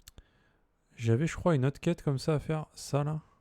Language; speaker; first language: French; native; French